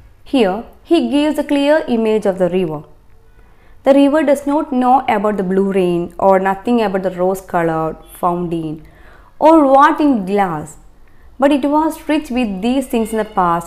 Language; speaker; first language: English; non-native, local second language; Malayalam